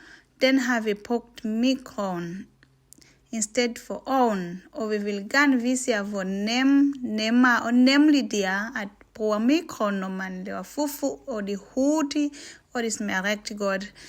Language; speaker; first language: Danish; non-native, fluent; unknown